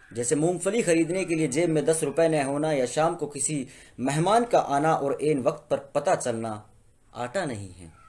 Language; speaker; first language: Hindi; native; Hindi